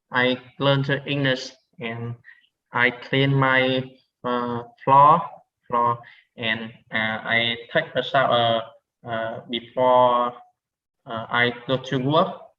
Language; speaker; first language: English; non-native, learner; Vietnamese